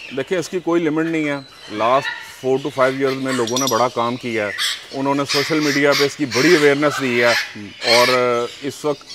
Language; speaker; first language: Urdu; native; Urdu